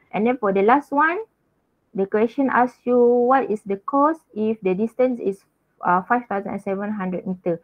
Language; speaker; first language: English; non-native, local second language; Malay